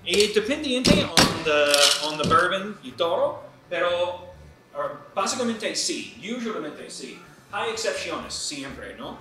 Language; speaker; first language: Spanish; non-native, learner; English